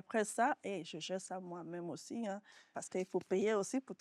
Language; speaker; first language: French; non-native, fluent; Yoruba